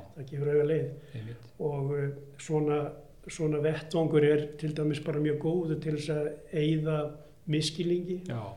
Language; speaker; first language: Icelandic; native; Icelandic